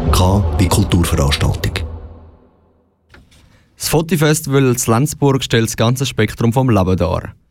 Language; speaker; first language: German; native; German